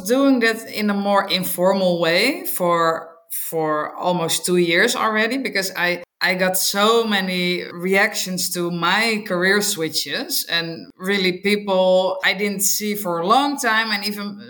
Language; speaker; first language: English; non-native, fluent; Dutch